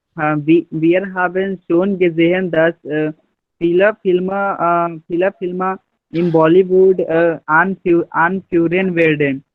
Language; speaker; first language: German; non-native, learner; Hindi